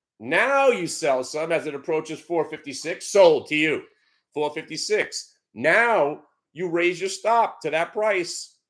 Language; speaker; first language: English; native; English